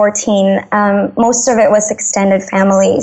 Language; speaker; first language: English; non-native, local second language; Filipino